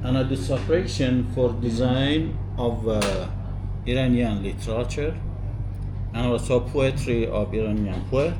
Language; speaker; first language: English; non-native, learner; Persian